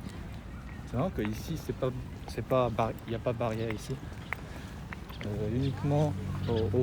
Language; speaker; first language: French; non-native, learner; Japanese